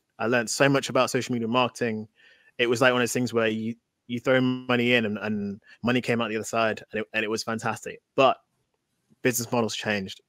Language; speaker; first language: English; native; English